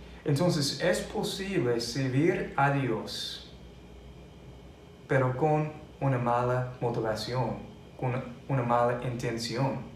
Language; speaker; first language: Spanish; non-native, fluent; English